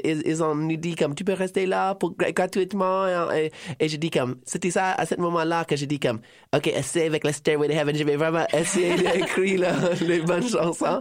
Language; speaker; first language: French; non-native, fluent; English